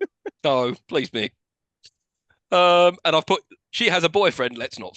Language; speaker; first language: English; native; English